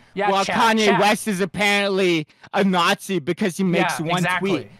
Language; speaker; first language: English; native; English